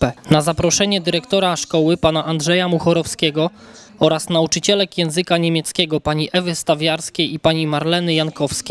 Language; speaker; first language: Polish; native; Polish